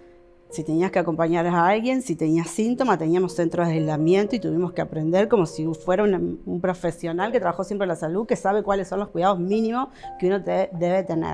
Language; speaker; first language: Spanish; native; Spanish